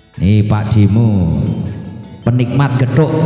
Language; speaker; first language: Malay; non-native, local second language; Javanese